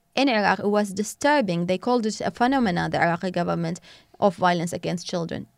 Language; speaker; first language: English; non-native, fluent; Arabic